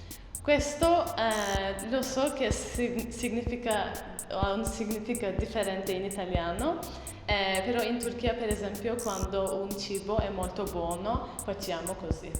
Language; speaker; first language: Italian; non-native, learner; Turkish